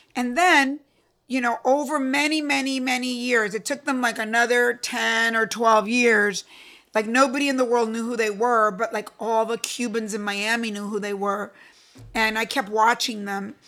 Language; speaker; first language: English; early bilingual, other home language; Spanish